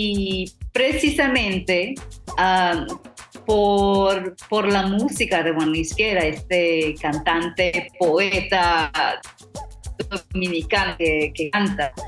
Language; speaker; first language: Spanish; non-native, fluent; English